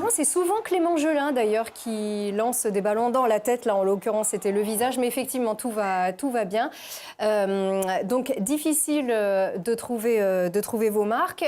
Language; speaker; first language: French; native; French